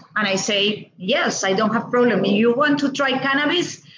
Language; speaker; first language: English; non-native, learner; Spanish